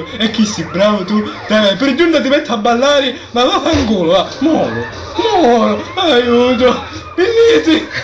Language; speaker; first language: Italian; native; Italian